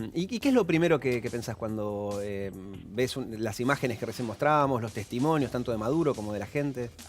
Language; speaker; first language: Spanish; native; Spanish